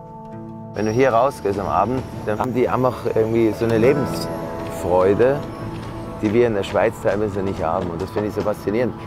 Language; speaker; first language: German; native; German